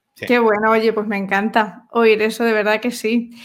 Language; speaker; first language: Spanish; native; Spanish